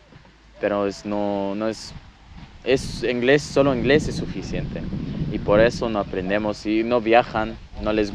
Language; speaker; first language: Spanish; non-native, fluent; English